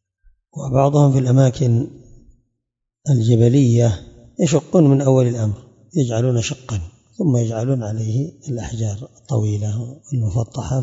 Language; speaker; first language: Arabic; native; Arabic